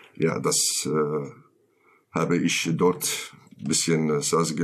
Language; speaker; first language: German; non-native, learner; Kurdish